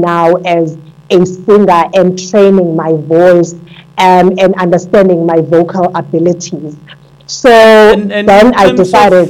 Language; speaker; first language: English; non-native, local second language; Xhosa